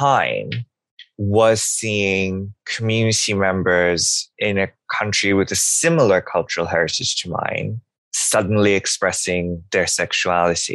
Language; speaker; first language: English; non-native, local second language; Bangla